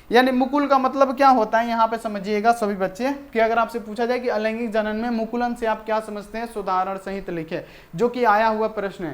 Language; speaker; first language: Hindi; native; Hindi